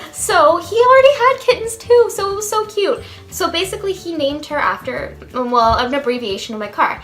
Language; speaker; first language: English; native; English